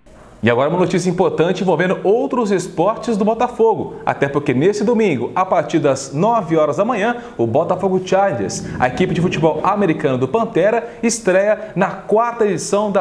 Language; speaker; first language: Portuguese; native; Portuguese